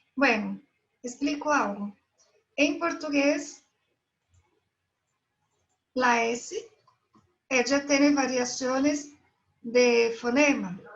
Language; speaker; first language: Spanish; non-native, fluent; Portuguese